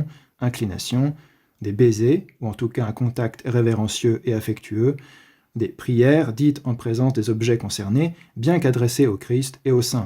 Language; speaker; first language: French; native; French